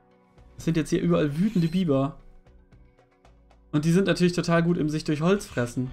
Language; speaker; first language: German; native; German